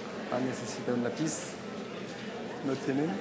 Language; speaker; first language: Spanish; non-native, fluent; French